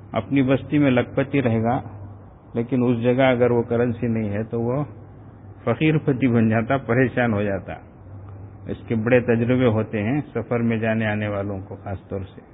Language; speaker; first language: Urdu; native; Urdu